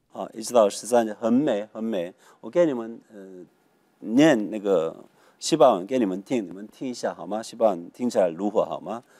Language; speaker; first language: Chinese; non-native, fluent; Korean